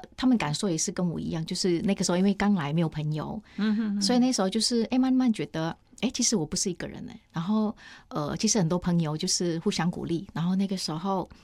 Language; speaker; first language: Chinese; non-native, fluent; Indonesian